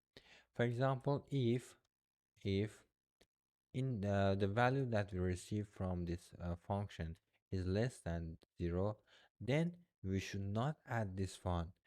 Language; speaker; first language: English; non-native, fluent; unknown